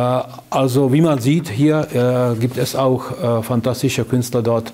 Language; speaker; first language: German; non-native, fluent; Czech